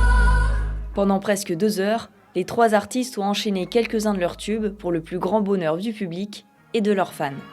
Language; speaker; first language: French; native; French